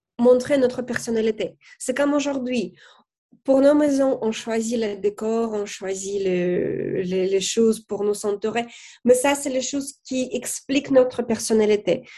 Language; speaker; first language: French; non-native, fluent; Russian